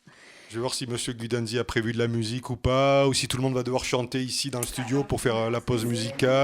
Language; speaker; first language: French; native; French